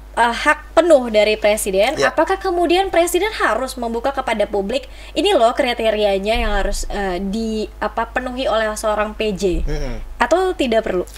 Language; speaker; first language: Indonesian; native; Indonesian